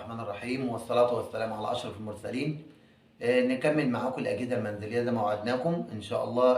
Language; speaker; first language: Arabic; native; Arabic